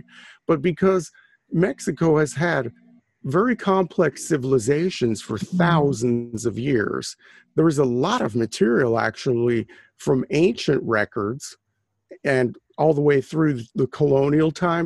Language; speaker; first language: English; native; English